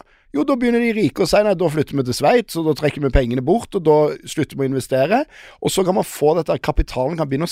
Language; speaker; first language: Norwegian; native; Norwegian